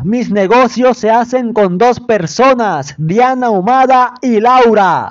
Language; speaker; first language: Spanish; native; Spanish